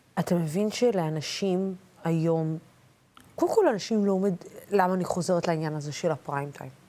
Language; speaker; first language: Hebrew; non-native, local second language; Arabic